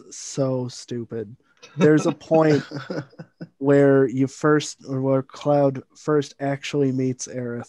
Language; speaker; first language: English; native; English